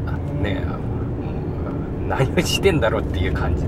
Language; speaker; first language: Japanese; native; Japanese